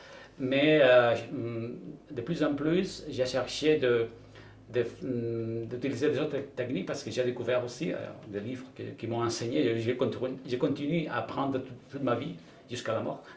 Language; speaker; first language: French; non-native, fluent; Spanish